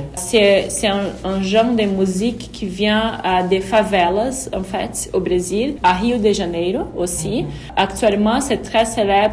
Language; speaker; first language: French; non-native, fluent; Portuguese